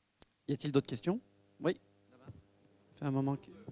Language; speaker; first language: French; native; French